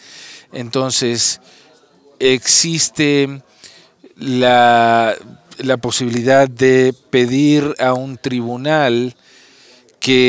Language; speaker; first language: Spanish; non-native, fluent; English